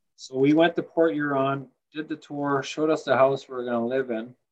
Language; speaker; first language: English; native; English